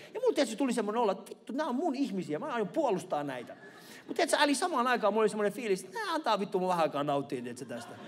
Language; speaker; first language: Finnish; early bilingual, other home language; Persian